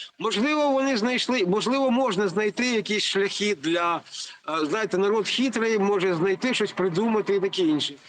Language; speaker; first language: Ukrainian; native; Ukrainian